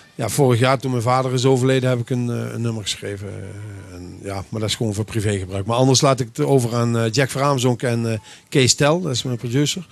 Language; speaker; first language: Dutch; native; Dutch